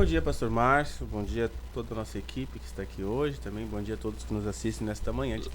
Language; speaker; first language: Portuguese; native; Portuguese